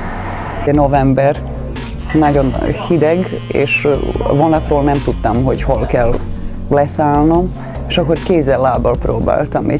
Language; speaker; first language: Hungarian; non-native, fluent; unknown